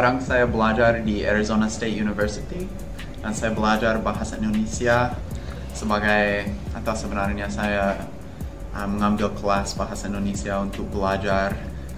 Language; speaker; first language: Indonesian; non-native, fluent; English